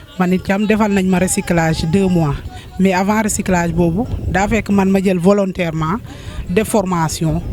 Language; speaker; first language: Wolof; non-native, local second language; Serer